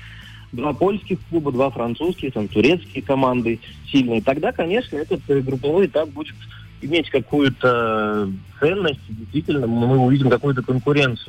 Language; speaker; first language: Russian; native; Russian